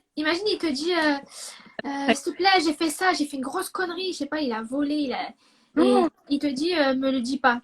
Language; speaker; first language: French; native; French